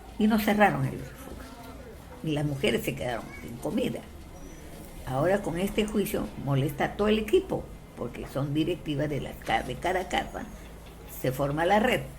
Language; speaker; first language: Spanish; non-native, local second language; Quechua